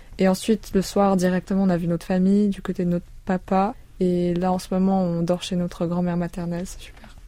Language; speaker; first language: French; early bilingual, other home language; Korean